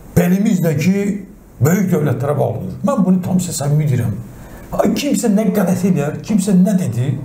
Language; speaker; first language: Azerbaijani; non-native, local second language; Talysh